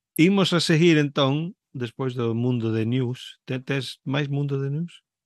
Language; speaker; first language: Galician; early bilingual, heritage; Galician